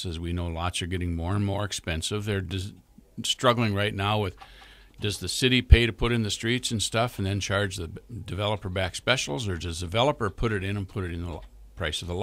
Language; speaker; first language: English; native; English